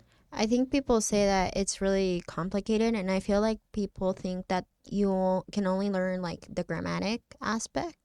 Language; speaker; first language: English; non-native, fluent; Spanish